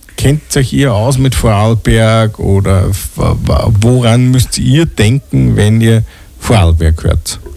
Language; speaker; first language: German; native; German